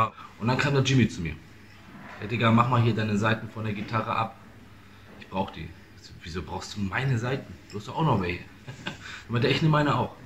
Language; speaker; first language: German; native; German